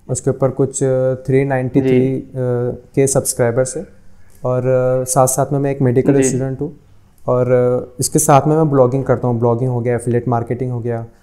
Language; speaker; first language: Hindi; non-native, local second language; Urdu